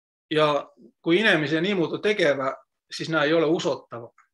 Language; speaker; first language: Estonian; non-native, local second language; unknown